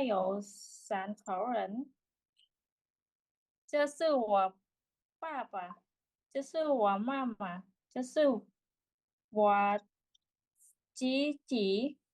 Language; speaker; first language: Chinese; non-native, learner; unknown